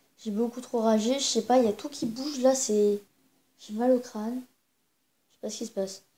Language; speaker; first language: French; native; French